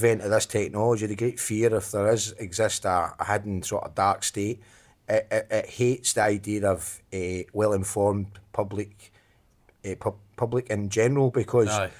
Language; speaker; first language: English; native; English